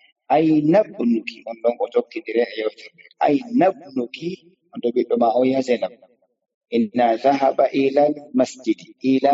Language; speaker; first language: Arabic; non-native, fluent; Fula